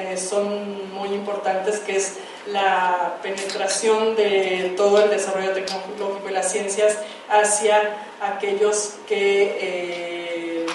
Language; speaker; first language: Spanish; native; Spanish